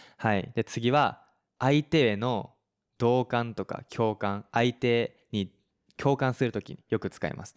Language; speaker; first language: Japanese; native; Japanese